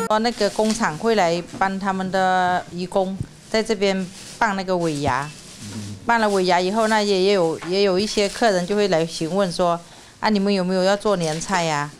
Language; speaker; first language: Chinese; non-native, fluent; Thai